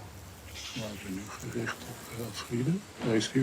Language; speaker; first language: Dutch; native; Dutch